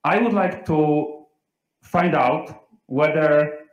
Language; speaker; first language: English; non-native, fluent; Polish